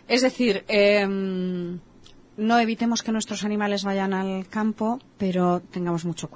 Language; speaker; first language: Spanish; native; Spanish